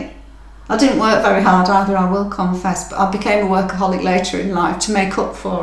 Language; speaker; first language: English; native; English